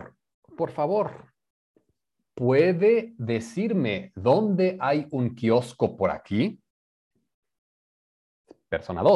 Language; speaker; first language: Spanish; non-native, fluent; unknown